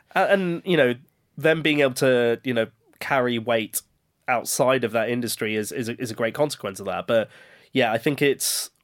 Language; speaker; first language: English; native; English